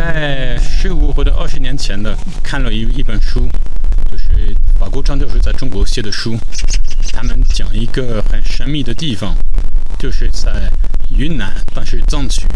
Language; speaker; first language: Chinese; non-native, fluent; French